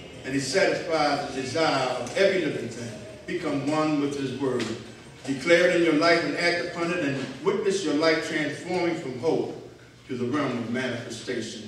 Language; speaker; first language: English; native; English